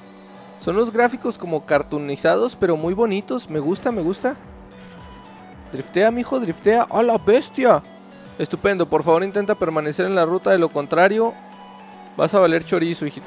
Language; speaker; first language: Spanish; native; Spanish